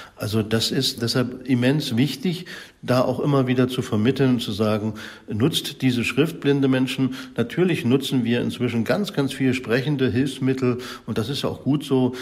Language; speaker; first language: German; native; German